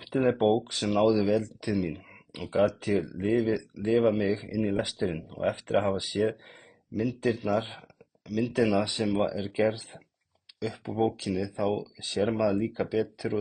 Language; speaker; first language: Icelandic; native; Icelandic